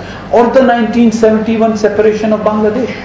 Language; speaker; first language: English; non-native, local second language; Urdu